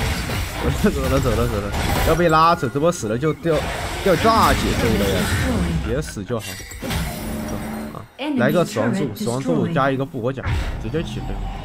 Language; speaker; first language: Chinese; native; Chinese